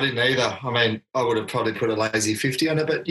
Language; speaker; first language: English; native; English